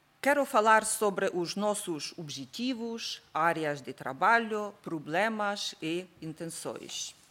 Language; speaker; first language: Portuguese; non-native, learner; Ukrainian